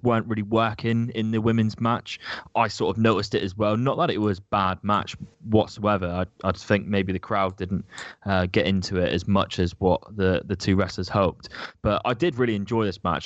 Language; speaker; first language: English; native; English